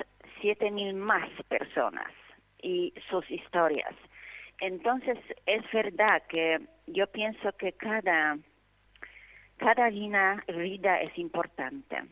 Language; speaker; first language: Spanish; non-native, fluent; Polish